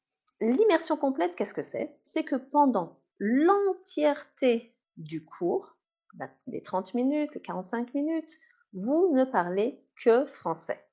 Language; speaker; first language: French; native; French